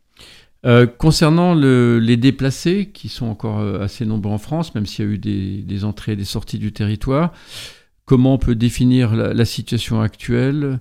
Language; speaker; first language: French; native; French